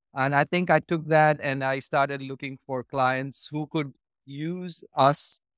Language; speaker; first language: English; non-native, local second language; Hindi